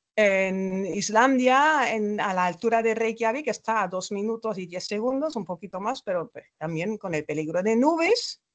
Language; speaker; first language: Spanish; non-native, fluent; German